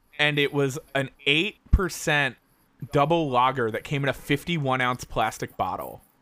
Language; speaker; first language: English; native; English